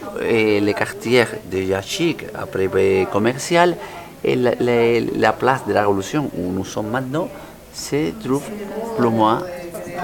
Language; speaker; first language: French; non-native, fluent; Spanish